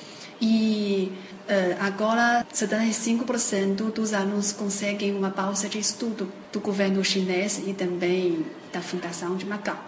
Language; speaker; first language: Portuguese; non-native, fluent; Chinese